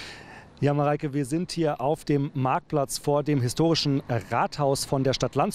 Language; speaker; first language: German; native; German